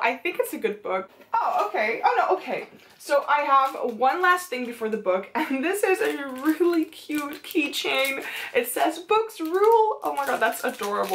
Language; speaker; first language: English; non-native, fluent; Dutch